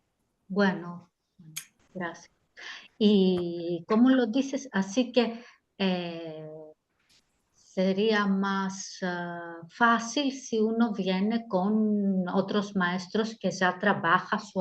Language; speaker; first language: Spanish; non-native, fluent; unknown